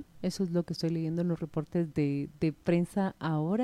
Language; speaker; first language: Spanish; native; Spanish